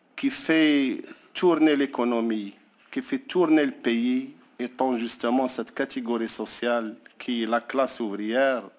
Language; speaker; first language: French; non-native, local second language; Arabic